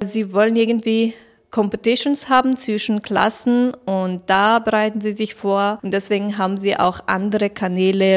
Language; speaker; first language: German; non-native, fluent; Persian